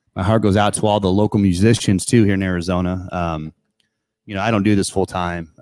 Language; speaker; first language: English; native; English